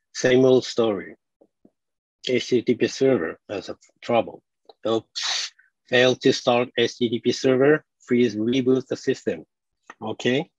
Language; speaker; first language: English; non-native, fluent; Japanese